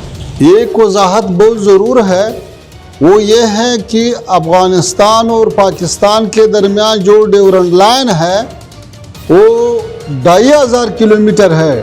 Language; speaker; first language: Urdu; non-native, fluent; Pashto